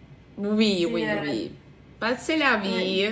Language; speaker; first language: French; non-native, learner; Russian